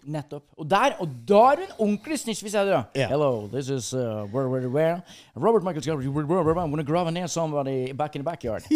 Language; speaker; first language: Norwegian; native; Norwegian